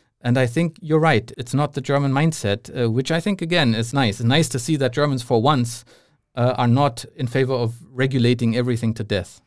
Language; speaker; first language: English; non-native, fluent; German